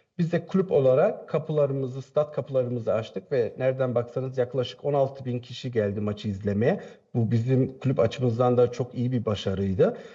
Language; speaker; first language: Turkish; native; Turkish